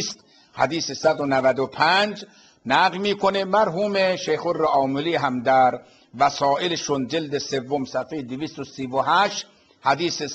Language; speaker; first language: Persian; native; Persian